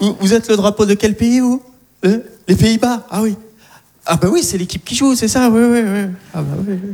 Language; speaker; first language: French; early bilingual, other home language; Arabic